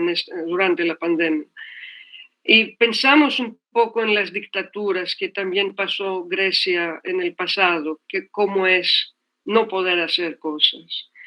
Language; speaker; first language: Spanish; non-native, fluent; Greek